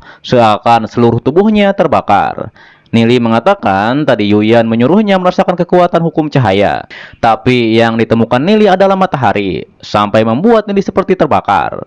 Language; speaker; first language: Indonesian; native; Indonesian